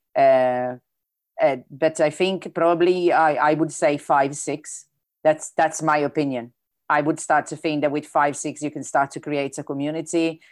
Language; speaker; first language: English; non-native, fluent; Italian